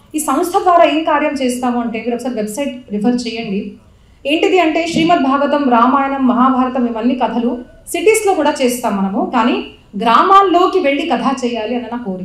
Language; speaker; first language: Telugu; non-native, local second language; Marathi